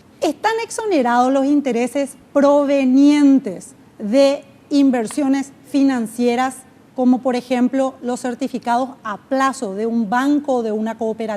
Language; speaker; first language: Spanish; native; Spanish